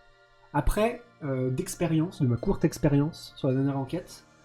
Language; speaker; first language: French; native; French